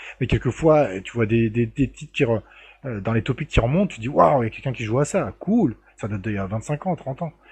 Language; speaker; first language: French; native; French